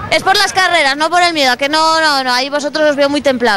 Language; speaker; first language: Spanish; native; Spanish